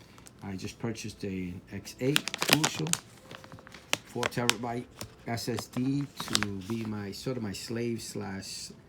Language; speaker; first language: English; native; English